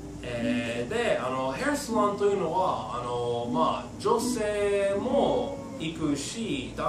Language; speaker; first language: Japanese; non-native, fluent; English